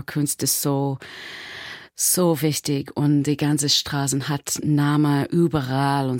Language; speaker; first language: German; non-native, learner; English